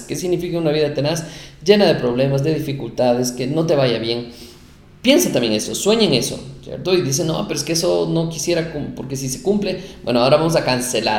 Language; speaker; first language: Spanish; native; Spanish